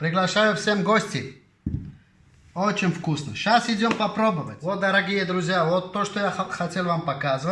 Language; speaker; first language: Russian; non-native, fluent; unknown